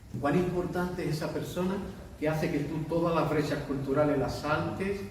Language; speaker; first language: Spanish; native; Spanish